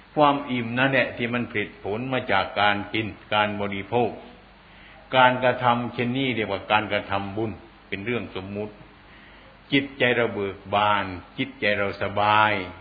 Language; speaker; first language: Thai; non-native, local second language; Northeastern Thai